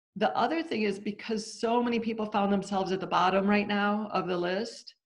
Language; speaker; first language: English; native; English